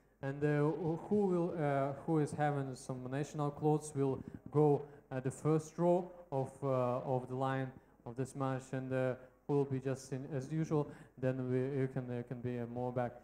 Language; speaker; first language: English; non-native, fluent; Russian